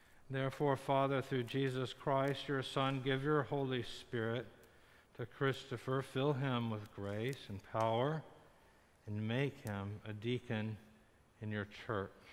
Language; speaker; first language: English; native; English